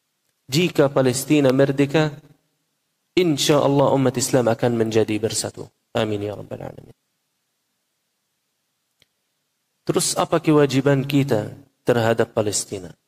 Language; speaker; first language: Indonesian; non-native, fluent; Arabic